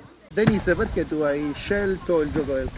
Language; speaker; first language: Italian; native; Italian